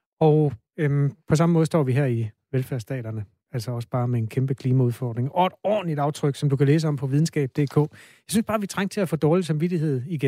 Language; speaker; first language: Danish; native; Danish